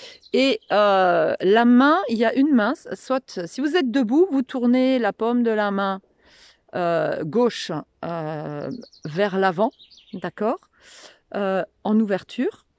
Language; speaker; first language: French; native; French